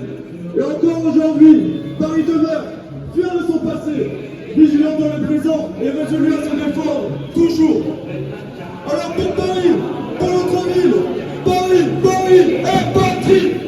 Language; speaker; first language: French; native; French